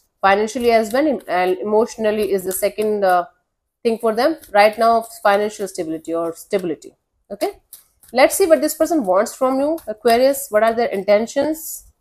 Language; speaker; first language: English; non-native, local second language; Hindi